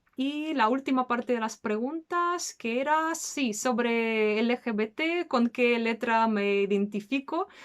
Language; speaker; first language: Spanish; early bilingual, other home language; Russian